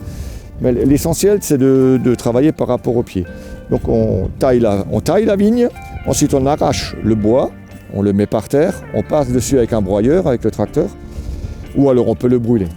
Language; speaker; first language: French; native; French